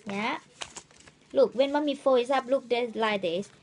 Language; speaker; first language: English; non-native, learner; Thai